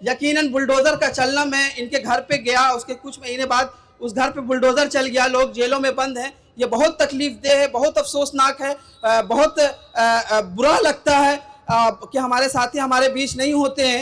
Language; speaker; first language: Hindi; native; Hindi